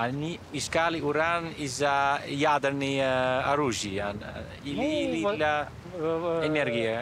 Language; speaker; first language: Russian; non-native, fluent; Dutch